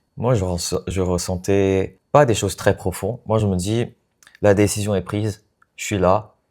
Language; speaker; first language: French; non-native, fluent; Chinese